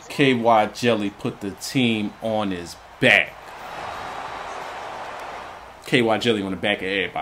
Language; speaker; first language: English; native; English